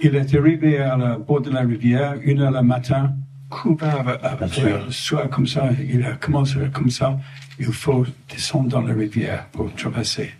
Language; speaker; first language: French; non-native, fluent; English